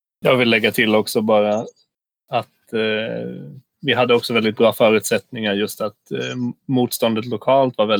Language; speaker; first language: Swedish; native; Swedish